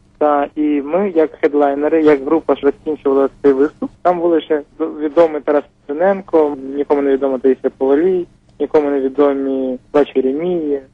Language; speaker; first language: Ukrainian; native; Ukrainian